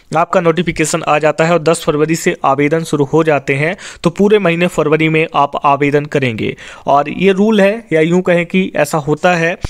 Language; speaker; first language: Hindi; native; Hindi